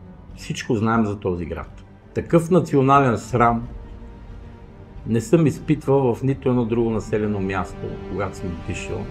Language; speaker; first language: Bulgarian; native; Bulgarian